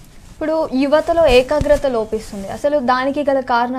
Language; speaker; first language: Telugu; native; Telugu